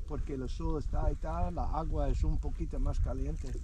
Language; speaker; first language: Spanish; non-native, learner; English